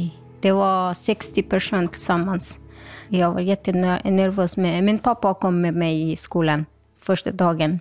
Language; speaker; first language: Swedish; non-native, local second language; Persian